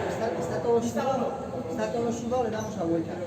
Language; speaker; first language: Spanish; native; Spanish